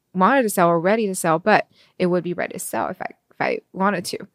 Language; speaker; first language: English; early bilingual, other home language; Chinese